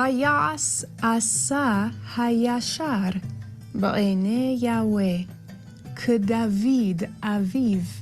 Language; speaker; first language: Hebrew; non-native, learner; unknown